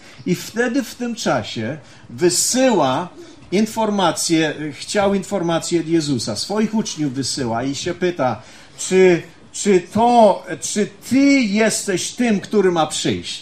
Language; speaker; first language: Polish; early bilingual, heritage; Polish